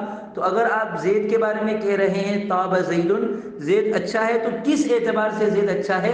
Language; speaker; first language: Urdu; native; Urdu